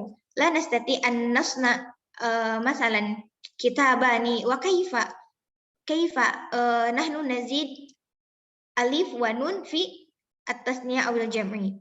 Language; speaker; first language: Arabic; non-native, learner; Indonesian